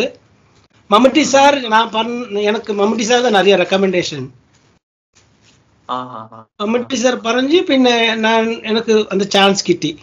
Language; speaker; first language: Tamil; early bilingual, heritage; Tamil